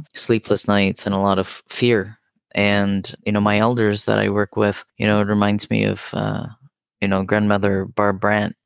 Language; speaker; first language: English; native; English